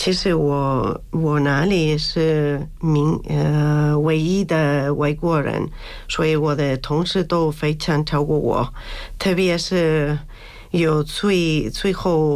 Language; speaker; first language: Chinese; non-native, fluent; Spanish